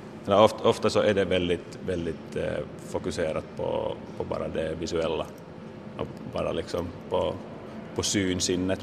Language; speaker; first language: Swedish; native; Swedish